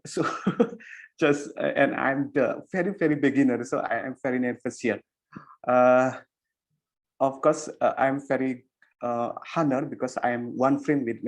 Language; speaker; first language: English; non-native, learner; Indonesian